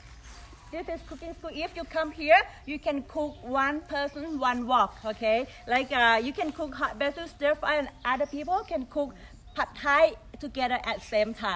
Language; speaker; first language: English; non-native, learner; Thai